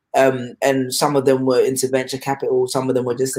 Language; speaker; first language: English; native; English